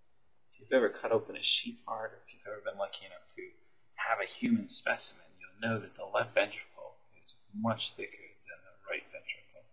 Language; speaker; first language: English; native; English